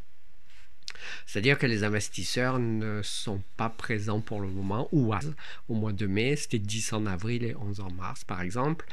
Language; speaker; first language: French; native; French